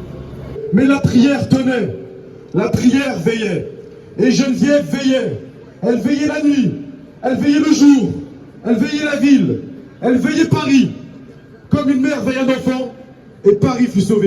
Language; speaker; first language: French; native; French